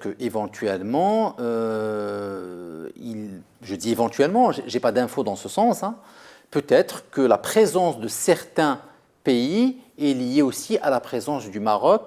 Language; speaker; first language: French; non-native, local second language; Arabic